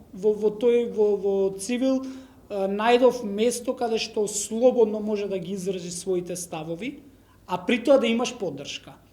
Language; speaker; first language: Macedonian; non-native, local second language; Romany